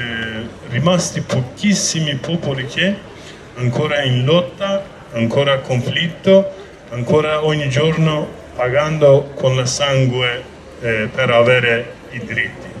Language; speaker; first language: Italian; non-native, learner; Kurdish